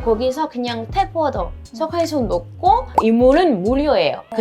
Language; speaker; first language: Korean; non-native, fluent; French